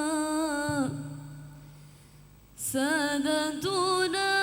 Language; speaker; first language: Arabic; non-native, learner; Javanese